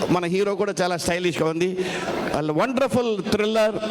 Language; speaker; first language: Telugu; non-native, learner; Punjabi